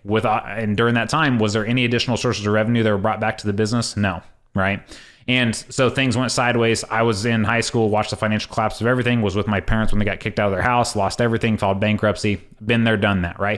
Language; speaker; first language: English; native; English